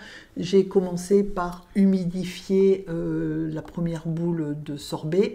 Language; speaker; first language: French; native; French